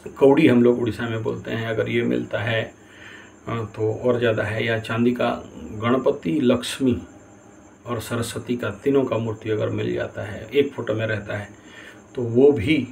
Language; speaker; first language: Hindi; non-native, local second language; Odia